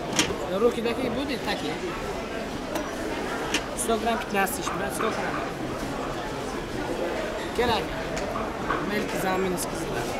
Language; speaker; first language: Russian; non-native, local second language; Uzbek